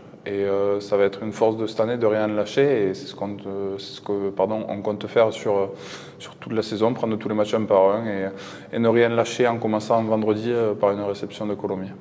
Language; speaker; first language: French; native; French